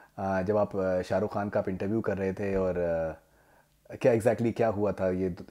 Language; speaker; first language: Hindi; native; Hindi